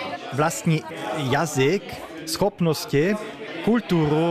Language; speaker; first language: Czech; early bilingual, heritage; Czech